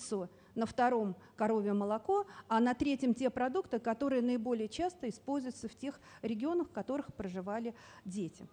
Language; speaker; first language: Russian; native; Russian